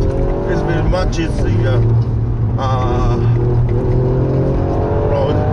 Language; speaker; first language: English; non-native, learner; Japanese